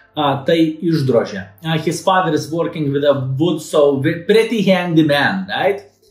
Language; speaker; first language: English; non-native, fluent; Lithuanian